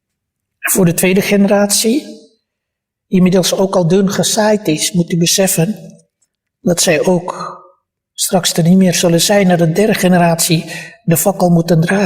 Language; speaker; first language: Dutch; early bilingual, other home language; Malay